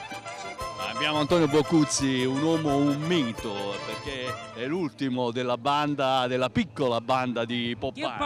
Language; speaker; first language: Italian; native; Italian